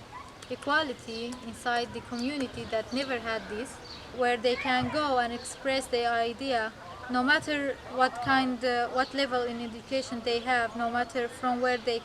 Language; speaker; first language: English; non-native, fluent; Arabic